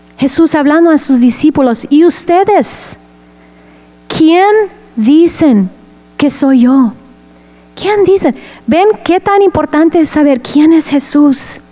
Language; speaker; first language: Spanish; non-native, fluent; English